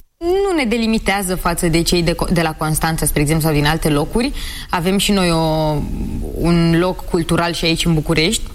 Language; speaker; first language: Romanian; non-native, local second language; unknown